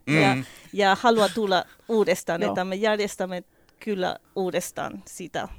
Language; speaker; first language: Finnish; non-native, learner; Spanish